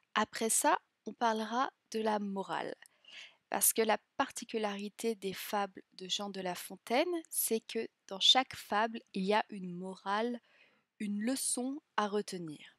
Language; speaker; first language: French; native; French